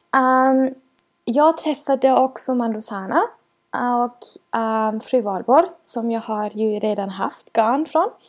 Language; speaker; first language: Swedish; non-native, fluent; German